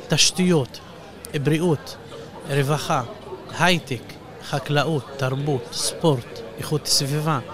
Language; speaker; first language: Hebrew; non-native, local second language; Arabic